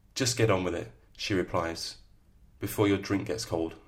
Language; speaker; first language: English; native; English